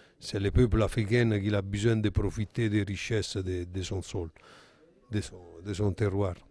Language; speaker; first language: French; non-native, fluent; Italian